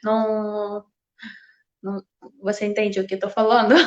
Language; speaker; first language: Portuguese; non-native, fluent; Russian